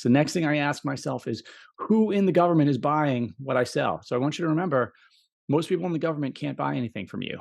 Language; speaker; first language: English; native; English